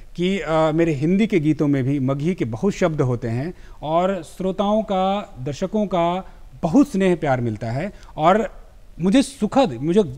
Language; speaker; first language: Hindi; native; Hindi